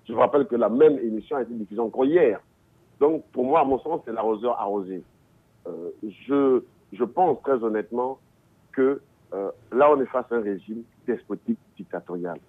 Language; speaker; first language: French; non-native, local second language; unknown